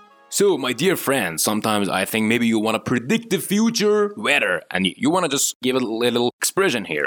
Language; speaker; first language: English; non-native, fluent; Persian